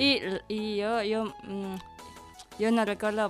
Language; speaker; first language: Catalan; non-native, learner; Indonesian